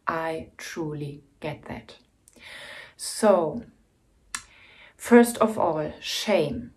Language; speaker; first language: English; non-native, fluent; German